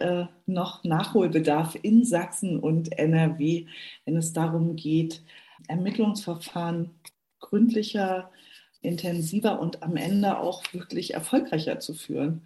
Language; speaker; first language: German; native; German